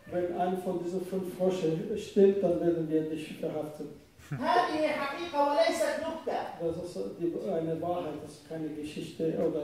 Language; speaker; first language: German; non-native, fluent; Arabic